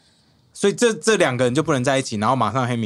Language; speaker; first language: Chinese; native; Chinese